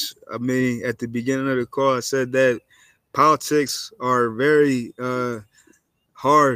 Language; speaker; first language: English; native; English